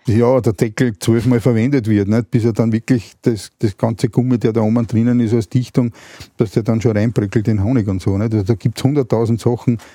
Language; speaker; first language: German; native; German